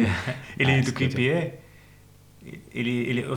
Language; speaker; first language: French; non-native, local second language; Arabic